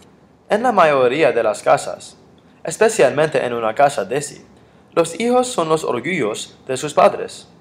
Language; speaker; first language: Spanish; non-native, fluent; English